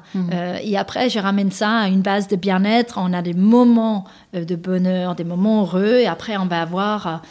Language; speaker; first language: French; non-native, fluent; Danish